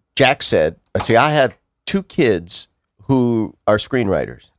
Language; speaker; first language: English; native; English